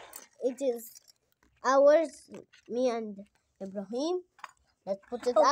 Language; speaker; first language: English; non-native, learner; Arabic